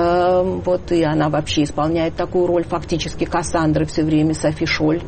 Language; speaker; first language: Russian; native; Russian